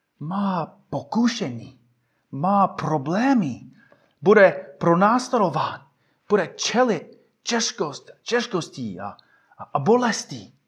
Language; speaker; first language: Czech; non-native, fluent; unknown